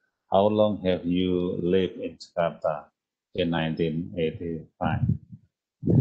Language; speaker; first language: English; non-native, fluent; Indonesian